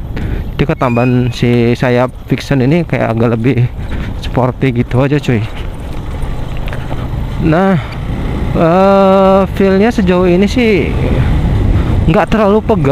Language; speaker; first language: Indonesian; native; Indonesian